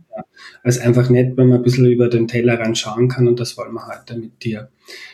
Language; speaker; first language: German; native; German